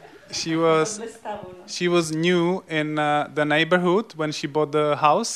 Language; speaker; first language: English; non-native, fluent; Czech